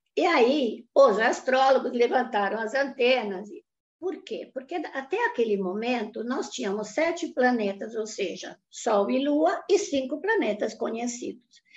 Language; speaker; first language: Portuguese; non-native, fluent; Italian